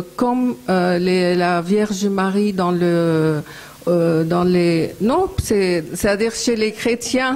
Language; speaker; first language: French; non-native, fluent; Arabic